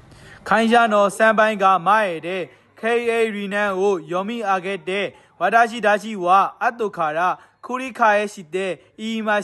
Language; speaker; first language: Japanese; non-native, learner; Burmese